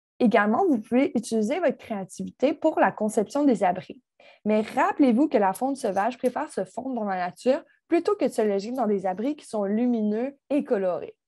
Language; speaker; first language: French; native; French